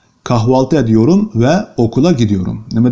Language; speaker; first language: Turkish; non-native, learner; Uyghur